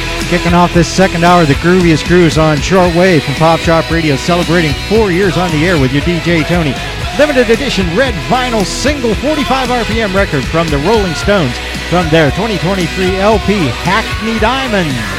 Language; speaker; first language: English; native; English